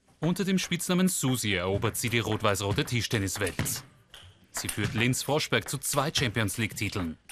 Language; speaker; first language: German; native; German